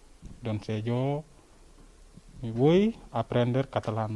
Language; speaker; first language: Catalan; non-native, learner; Spanish